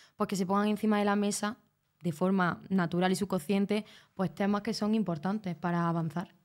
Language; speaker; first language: Spanish; native; Spanish